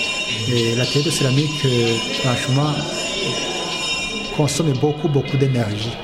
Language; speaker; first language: French; non-native, local second language; Rundi